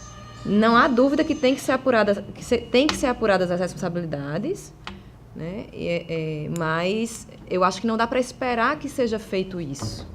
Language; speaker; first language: Portuguese; native; Portuguese